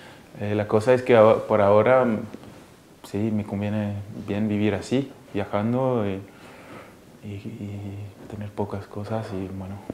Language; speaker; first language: Spanish; early bilingual, heritage; Spanish